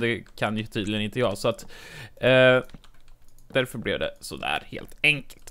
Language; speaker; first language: Swedish; native; Swedish